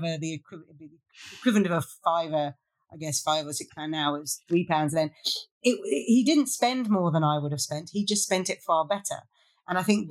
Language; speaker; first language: English; native; English